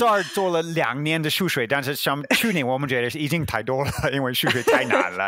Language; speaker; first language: Chinese; non-native, fluent; English